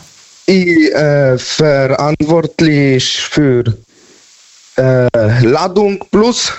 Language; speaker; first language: German; non-native, learner; Polish